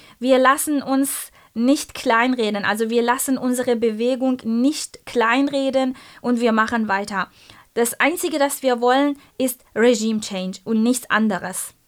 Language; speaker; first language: German; non-native, fluent; Persian